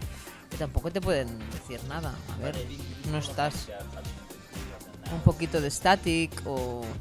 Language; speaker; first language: Spanish; native; Spanish